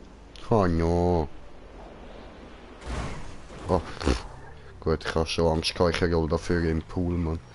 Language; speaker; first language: German; native; German